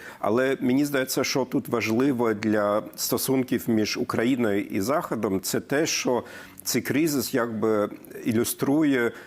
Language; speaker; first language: Ukrainian; non-native, fluent; German